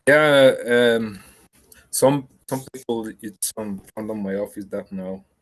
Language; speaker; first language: English; non-native, learner; Spanish